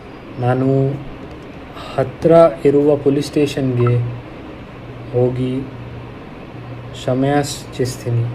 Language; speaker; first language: Kannada; non-native, local second language; Hindi